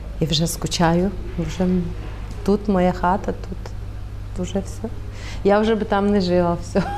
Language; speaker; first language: Ukrainian; native; Ukrainian